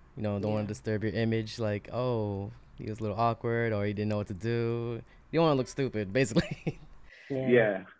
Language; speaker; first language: English; native; English